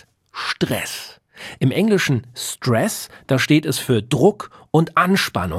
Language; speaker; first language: German; native; German